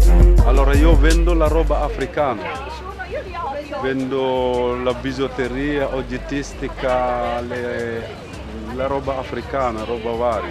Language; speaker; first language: Italian; non-native, fluent; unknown